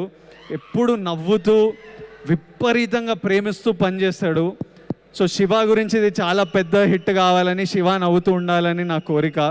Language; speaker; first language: Telugu; native; Telugu